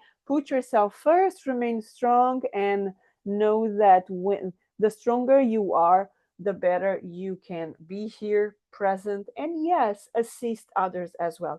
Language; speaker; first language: English; non-native, fluent; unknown